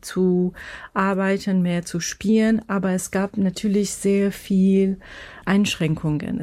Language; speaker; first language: German; non-native, fluent; Persian